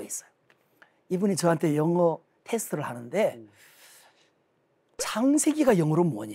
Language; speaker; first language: Korean; native; Korean